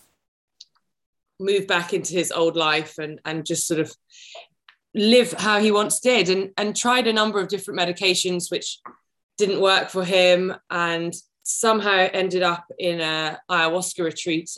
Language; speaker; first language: English; native; English